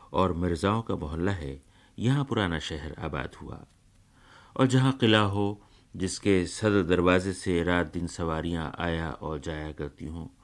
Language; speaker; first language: Urdu; native; Urdu